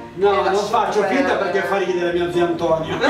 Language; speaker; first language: Italian; native; Italian